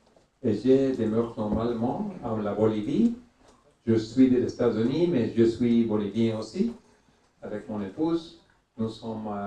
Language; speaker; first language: French; non-native, learner; English